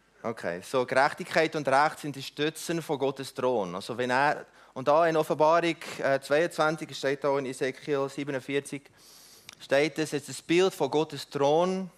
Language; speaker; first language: German; non-native, fluent; Afrikaans